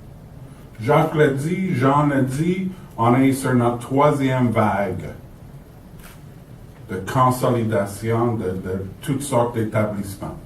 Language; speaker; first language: French; native; French